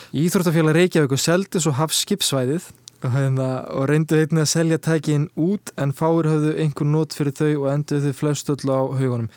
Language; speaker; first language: Icelandic; early bilingual, heritage; Icelandic